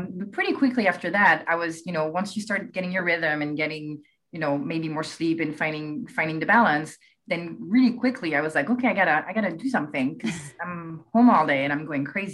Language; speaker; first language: English; non-native, fluent; French